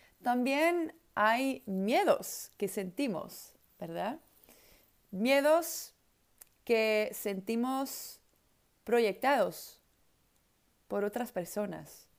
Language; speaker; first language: Spanish; non-native, fluent; Dutch